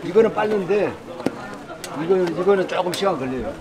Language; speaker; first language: Korean; native; Korean